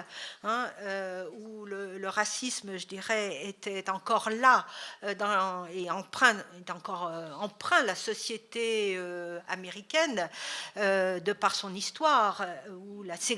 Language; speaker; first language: French; native; French